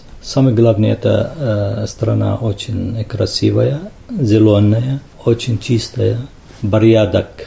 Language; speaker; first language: Russian; non-native, fluent; Arabic